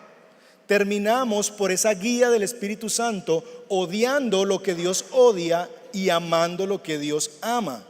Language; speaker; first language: Spanish; native; Spanish